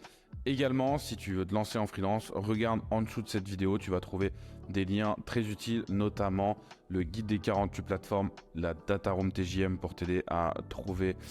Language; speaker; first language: French; native; French